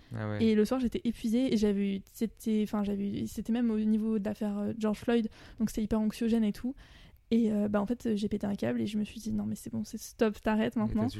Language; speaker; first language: French; native; French